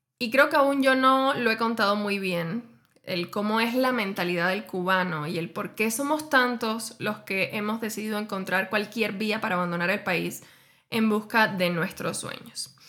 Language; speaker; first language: Spanish; native; Spanish